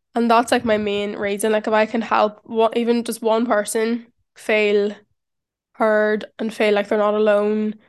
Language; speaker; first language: English; native; English